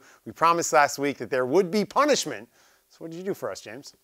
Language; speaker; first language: English; native; English